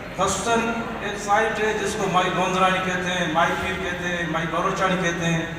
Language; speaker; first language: Urdu; non-native, local second language; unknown